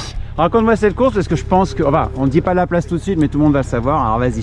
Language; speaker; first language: French; native; French